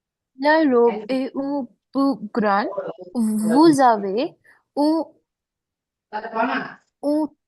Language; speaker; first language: French; non-native, learner; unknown